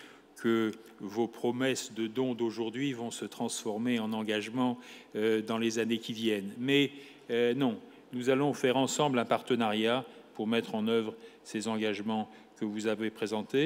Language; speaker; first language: French; native; French